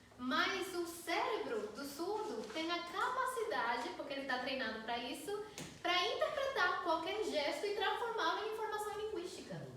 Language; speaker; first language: Portuguese; non-native, fluent; Spanish